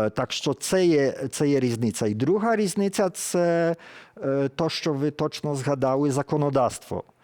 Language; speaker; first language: Ukrainian; early bilingual, heritage; Ukrainian